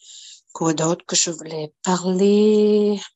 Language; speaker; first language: French; non-native, local second language; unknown